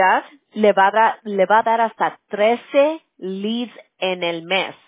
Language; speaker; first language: Spanish; early bilingual, heritage; English